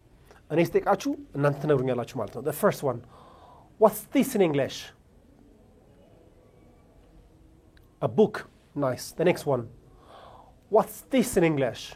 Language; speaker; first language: English; non-native, fluent; Amharic